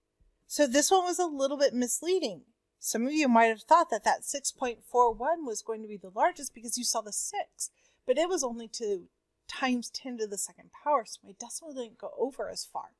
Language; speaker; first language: English; native; English